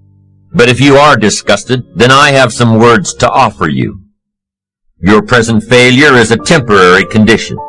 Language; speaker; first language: English; native; English